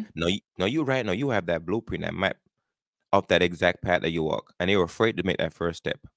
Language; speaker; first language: English; non-native, local second language; Jamaican Creole English